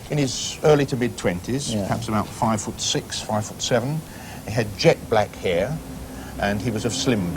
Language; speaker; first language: English; native; English